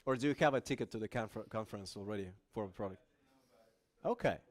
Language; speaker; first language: English; non-native, fluent; Lithuanian